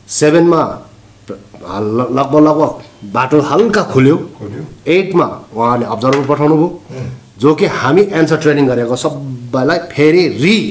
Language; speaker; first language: Nepali; non-native, local second language; Sherpa